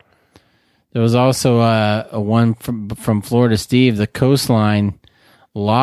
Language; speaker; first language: English; native; English